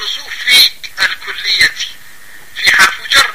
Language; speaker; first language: Arabic; non-native, fluent; French